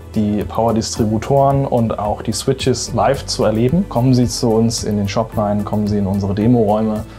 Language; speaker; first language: German; native; German